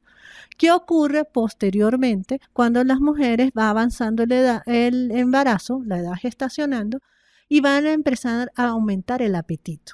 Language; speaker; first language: Spanish; native; Spanish